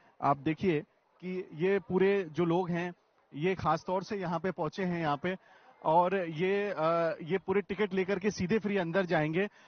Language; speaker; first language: Hindi; native; Hindi